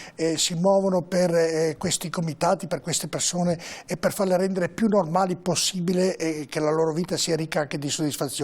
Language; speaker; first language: Italian; native; Italian